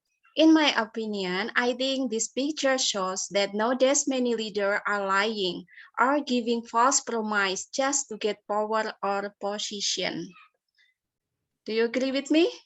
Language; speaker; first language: English; non-native, learner; Indonesian